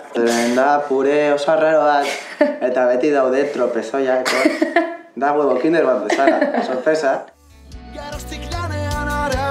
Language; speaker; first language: Basque; non-native, local second language; Spanish